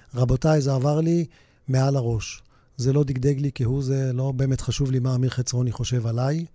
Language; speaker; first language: Hebrew; native; Hebrew